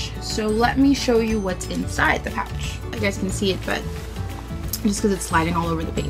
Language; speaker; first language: English; native; English